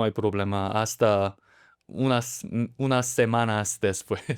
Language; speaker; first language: Spanish; non-native, learner; Korean